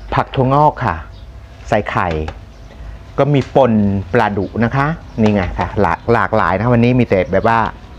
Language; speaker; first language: Thai; non-native, local second language; Khmer